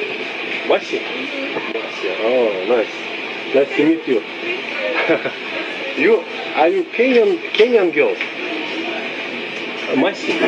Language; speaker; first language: English; non-native, learner; Russian